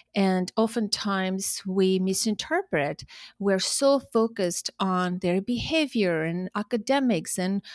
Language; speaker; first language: English; early bilingual, other home language; Armenian